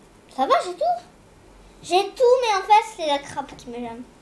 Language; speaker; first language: French; early bilingual, heritage; French